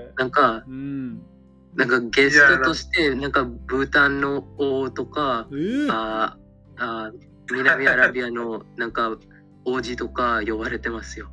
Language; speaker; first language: Japanese; non-native, fluent; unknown